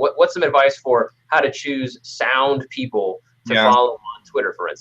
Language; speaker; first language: English; native; English